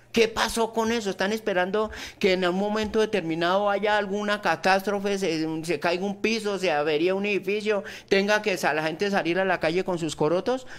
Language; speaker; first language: Spanish; native; Spanish